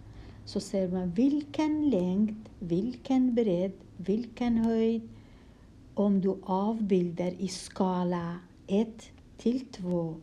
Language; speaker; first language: Swedish; non-native, fluent; Kurdish